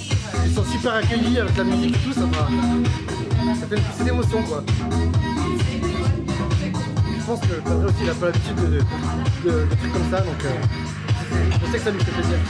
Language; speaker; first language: French; native; French